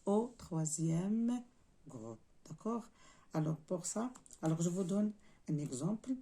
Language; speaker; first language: French; non-native, local second language; Arabic